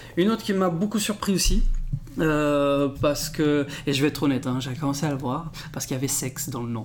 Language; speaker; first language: French; early bilingual, other home language; Portuguese